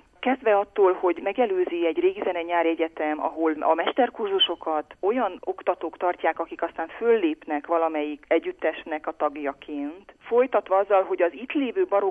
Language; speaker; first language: Hungarian; native; Hungarian